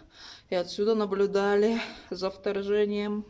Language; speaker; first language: Russian; native; Russian